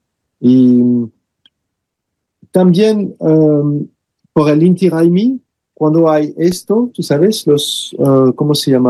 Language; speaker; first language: Spanish; non-native, fluent; French